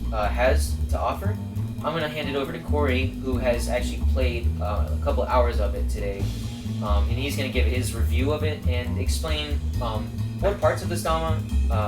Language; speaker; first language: English; native; English